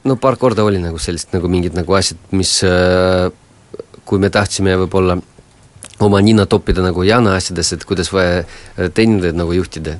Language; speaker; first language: Estonian; non-native, local second language; Russian